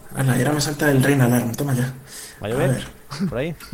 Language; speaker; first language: Spanish; native; Spanish